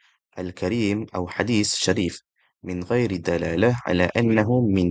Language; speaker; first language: Arabic; non-native, local second language; Malay